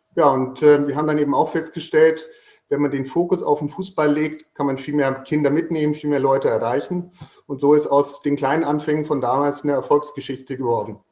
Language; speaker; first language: German; native; German